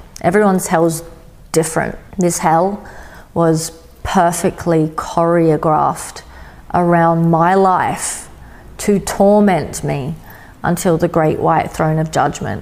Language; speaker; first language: English; native; English